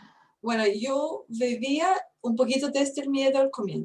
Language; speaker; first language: Spanish; non-native, fluent; English